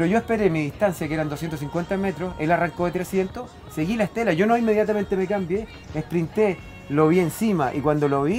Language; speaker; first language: Spanish; native; Spanish